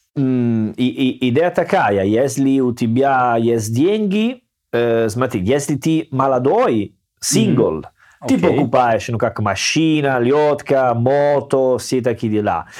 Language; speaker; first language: Russian; non-native, learner; Italian